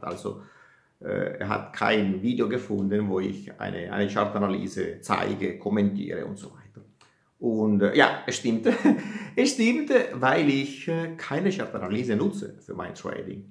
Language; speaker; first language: German; non-native, fluent; Italian